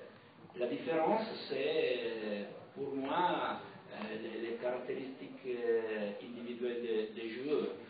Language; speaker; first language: French; non-native, fluent; Italian